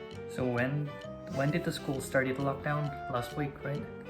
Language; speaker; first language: English; non-native, fluent; Korean